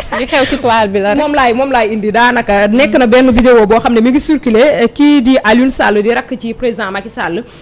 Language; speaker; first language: Wolof; native; Wolof